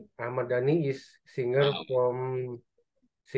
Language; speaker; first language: English; non-native, learner; Indonesian